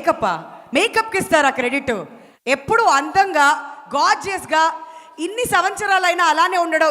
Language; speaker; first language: Telugu; native; Telugu